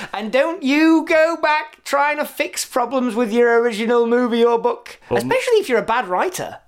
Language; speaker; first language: English; native; English